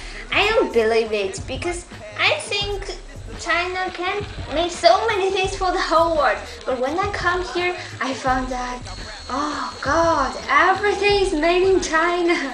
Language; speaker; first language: English; non-native, learner; Chinese